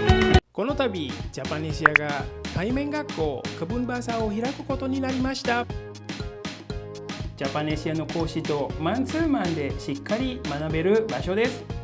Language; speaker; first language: Japanese; non-native, fluent; Indonesian